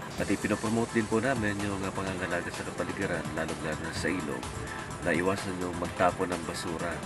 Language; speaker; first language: Filipino; non-native, local second language; Bikol